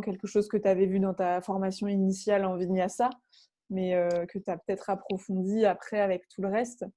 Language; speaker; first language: French; native; French